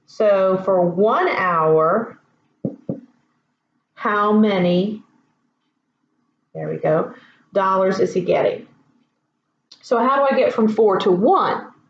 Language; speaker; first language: English; native; English